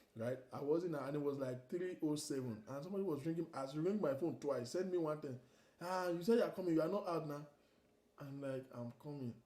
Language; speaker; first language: English; non-native, local second language; Yoruba